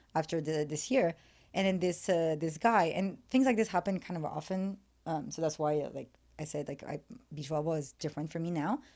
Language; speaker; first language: English; non-native, fluent; French